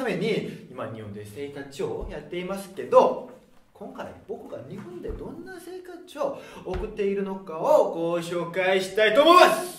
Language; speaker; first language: Japanese; non-native, fluent; Korean